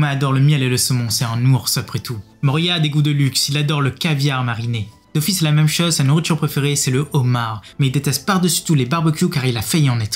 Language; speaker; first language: French; native; French